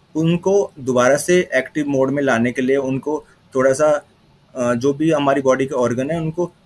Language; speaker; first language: Hindi; native; Hindi